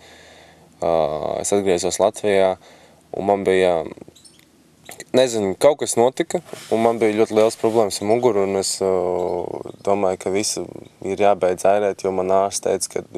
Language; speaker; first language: Latvian; native; Latvian